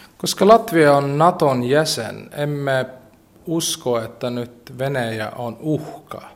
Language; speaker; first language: Finnish; non-native, fluent; Latvian